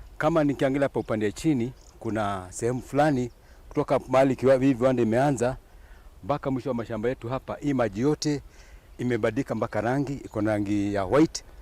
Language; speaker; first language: Swahili; non-native, local second language; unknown